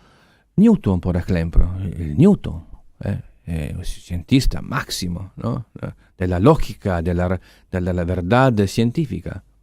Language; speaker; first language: Spanish; non-native, fluent; Italian